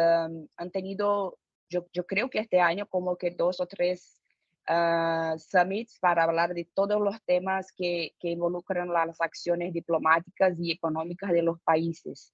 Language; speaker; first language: Spanish; non-native, fluent; Portuguese